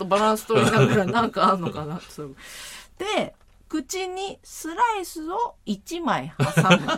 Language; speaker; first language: Japanese; native; Japanese